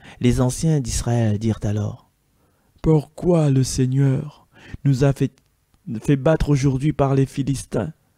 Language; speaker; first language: French; non-native, local second language; Malagasy